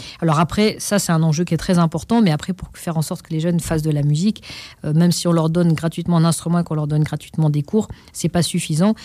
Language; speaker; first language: French; native; French